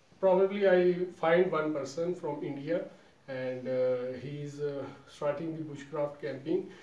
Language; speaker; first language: English; non-native, local second language; Urdu